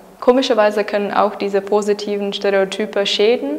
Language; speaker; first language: German; non-native, fluent; Czech